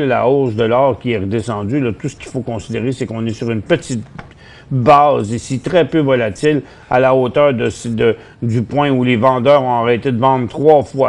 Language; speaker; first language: French; native; French